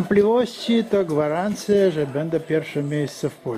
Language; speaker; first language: Polish; non-native, learner; Russian